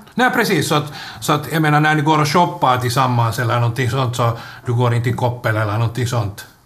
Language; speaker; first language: Swedish; native; Swedish